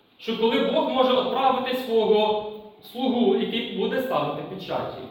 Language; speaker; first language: Ukrainian; native; Ukrainian